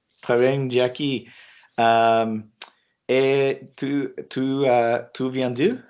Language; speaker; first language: French; non-native, learner; English